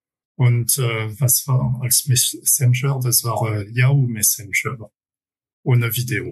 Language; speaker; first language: German; non-native, fluent; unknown